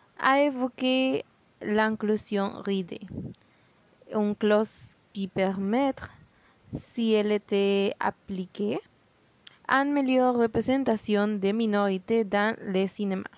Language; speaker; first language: French; non-native, learner; Spanish